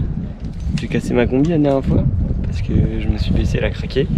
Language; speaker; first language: French; native; French